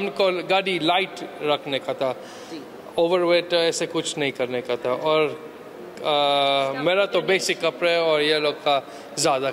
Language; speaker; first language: Hindi; early bilingual, heritage; Hindi